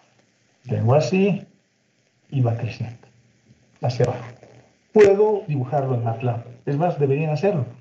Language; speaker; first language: Spanish; native; Spanish